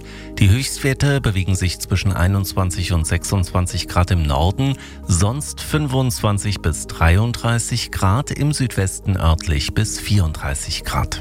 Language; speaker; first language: German; native; German